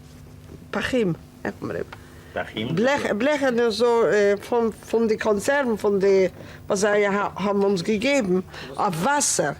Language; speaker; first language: German; non-native, learner; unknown